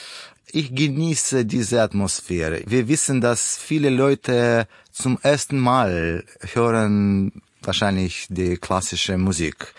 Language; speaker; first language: German; non-native, learner; Russian